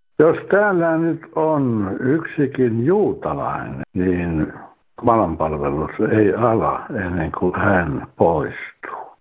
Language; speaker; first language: Finnish; native; Finnish